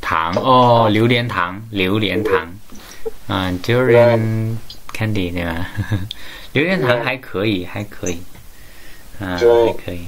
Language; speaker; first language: Chinese; native; Chinese